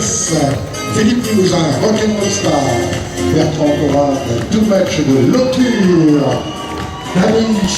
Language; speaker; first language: French; native; French